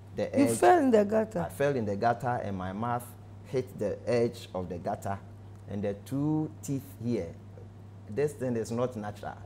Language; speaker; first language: English; non-native, local second language; Akan